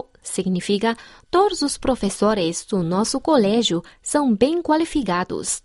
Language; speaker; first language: Portuguese; non-native, fluent; Chinese